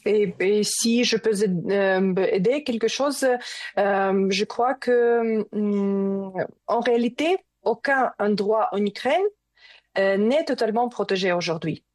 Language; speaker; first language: French; non-native, learner; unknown